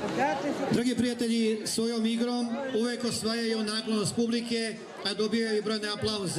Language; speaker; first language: Bosnian; native; Bosnian